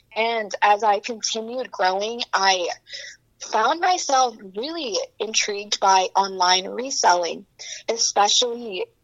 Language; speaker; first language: English; early bilingual, other home language; Chinese